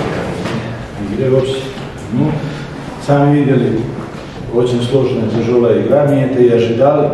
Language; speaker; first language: Russian; non-native, fluent; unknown